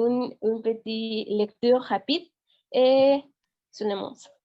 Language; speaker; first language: French; non-native, learner; Spanish